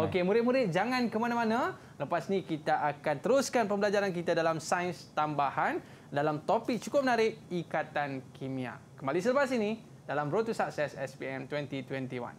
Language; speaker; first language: Malay; native; Malay